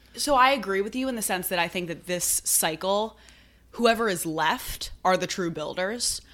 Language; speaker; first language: English; native; English